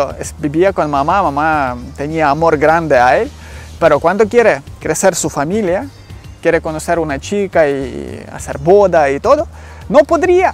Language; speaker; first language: Spanish; non-native, learner; Ukrainian